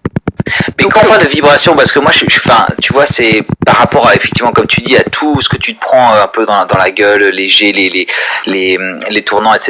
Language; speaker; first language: French; native; French